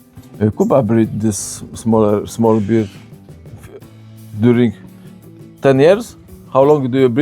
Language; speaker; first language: English; non-native, learner; Polish